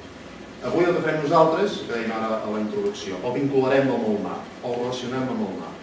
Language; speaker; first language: Catalan; native; Catalan